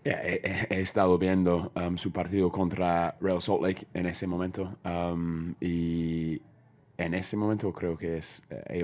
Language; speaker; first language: Spanish; non-native, fluent; English